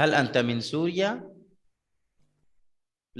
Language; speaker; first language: Arabic; non-native, fluent; Urdu